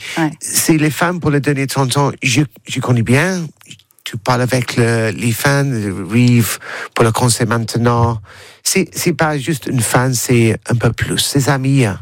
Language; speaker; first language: French; non-native, learner; English